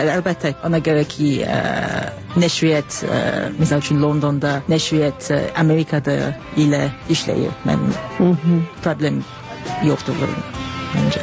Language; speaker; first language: Azerbaijani; non-native, learner; English